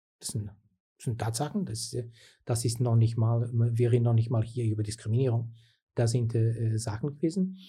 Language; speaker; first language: German; non-native, fluent; Portuguese